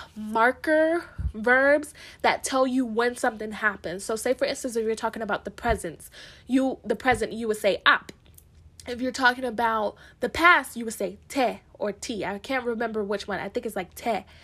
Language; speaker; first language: English; early bilingual, other home language; Haitian Creole